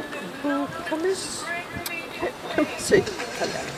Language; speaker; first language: Turkish; non-native, learner; English